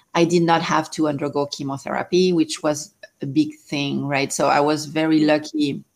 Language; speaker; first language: English; non-native, fluent; French